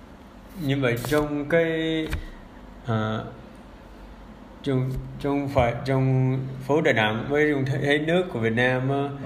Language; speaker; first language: Vietnamese; early bilingual, heritage; English